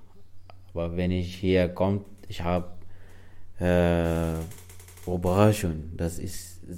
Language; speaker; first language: German; non-native, learner; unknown